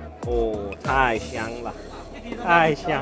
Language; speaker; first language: Chinese; non-native, learner; English